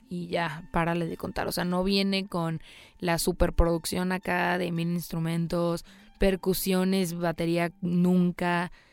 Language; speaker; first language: Spanish; native; Spanish